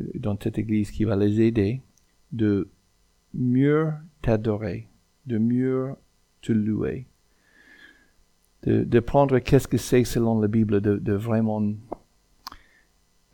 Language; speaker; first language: French; non-native, fluent; English